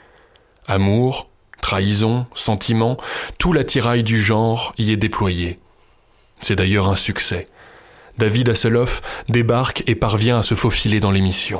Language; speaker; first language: French; native; French